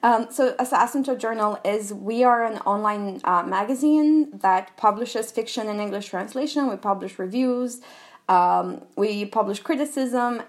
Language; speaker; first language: English; non-native, fluent; Albanian